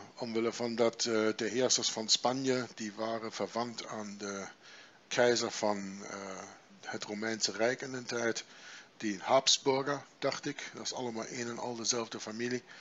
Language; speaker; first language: Dutch; non-native, fluent; German